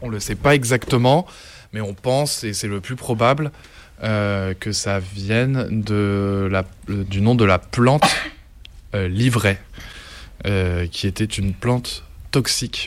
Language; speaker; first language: French; native; French